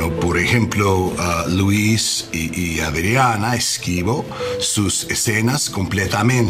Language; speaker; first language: Spanish; non-native, learner; English